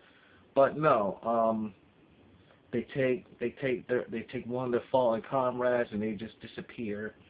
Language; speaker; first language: English; native; English